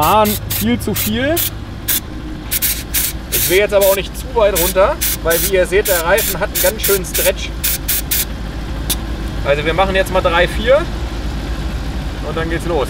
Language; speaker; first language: German; native; German